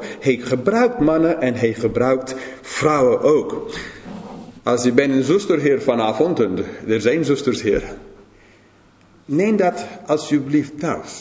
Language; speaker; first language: Dutch; non-native, fluent; English